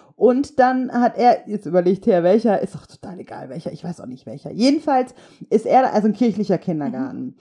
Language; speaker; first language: German; native; German